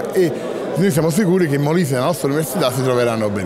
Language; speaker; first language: Italian; native; Italian